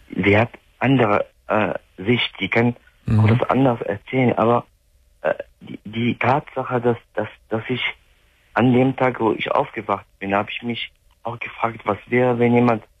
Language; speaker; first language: German; non-native, fluent; Arabic